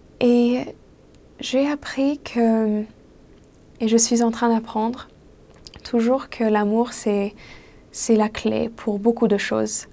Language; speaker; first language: French; non-native, fluent; English